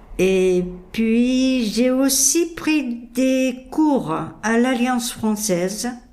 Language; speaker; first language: French; non-native, fluent; Japanese